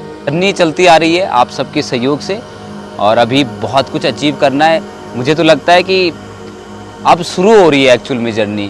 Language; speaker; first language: Hindi; native; Hindi